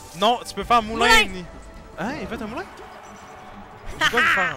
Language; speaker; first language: French; native; French